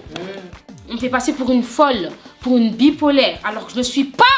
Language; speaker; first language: French; native; French